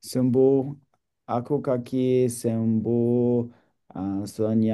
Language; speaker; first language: Indonesian; non-native, learner; English